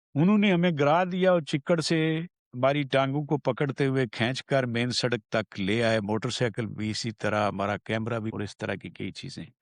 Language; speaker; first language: Urdu; non-native, local second language; Punjabi